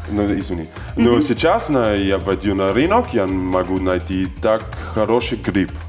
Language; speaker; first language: Russian; non-native, learner; German